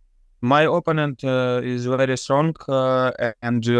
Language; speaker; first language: English; non-native, learner; Ukrainian